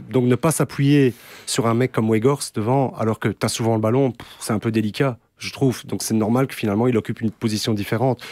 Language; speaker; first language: French; native; French